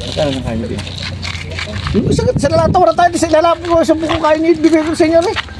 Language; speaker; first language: Filipino; native; Filipino